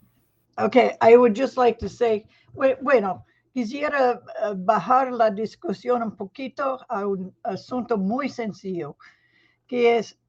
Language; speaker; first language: Spanish; non-native, fluent; English